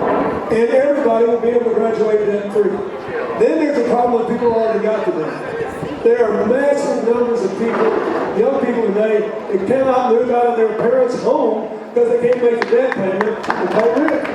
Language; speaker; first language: English; native; English